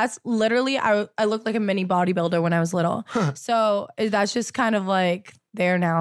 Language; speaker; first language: English; native; English